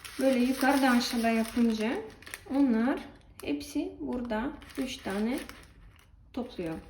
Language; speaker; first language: Turkish; non-native, learner; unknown